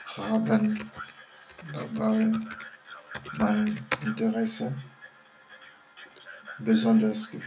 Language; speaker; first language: German; non-native, fluent; French